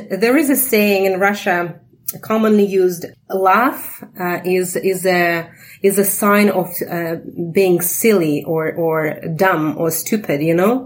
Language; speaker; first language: English; non-native, fluent; Russian